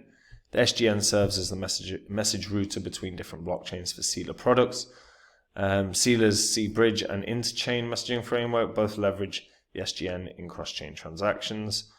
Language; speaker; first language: English; native; English